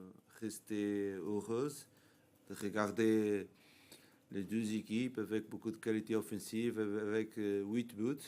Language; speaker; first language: French; non-native, fluent; Portuguese